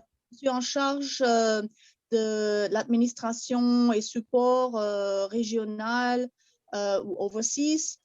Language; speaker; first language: French; non-native, fluent; German